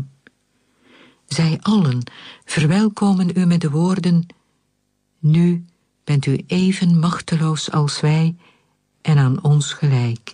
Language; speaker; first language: Dutch; native; Dutch